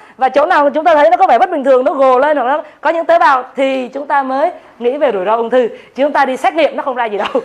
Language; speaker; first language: Vietnamese; native; Vietnamese